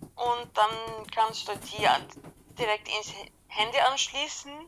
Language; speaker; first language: German; non-native, fluent; Swedish